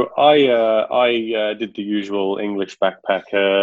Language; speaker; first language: English; native; English